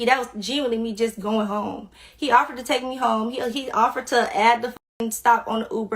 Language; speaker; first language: English; native; English